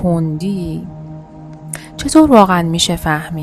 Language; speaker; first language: Persian; native; Persian